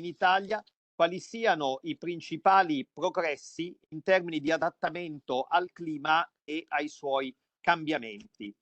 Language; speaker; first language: Italian; native; Italian